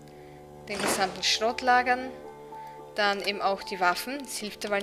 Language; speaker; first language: German; native; German